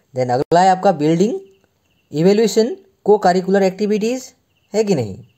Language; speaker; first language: Hindi; non-native, local second language; Assamese